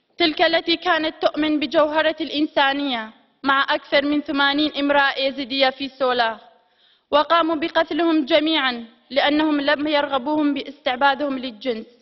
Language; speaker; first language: Arabic; non-native, local second language; Kurdish